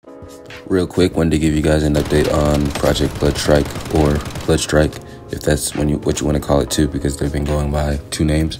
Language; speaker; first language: English; native; English